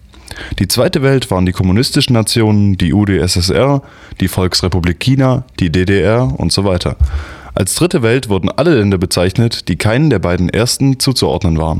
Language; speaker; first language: German; native; German